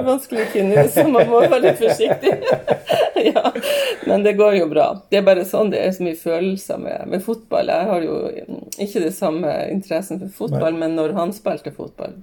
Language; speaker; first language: Norwegian; native; Norwegian